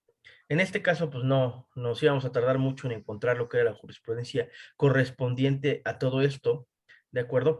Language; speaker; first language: Spanish; native; Spanish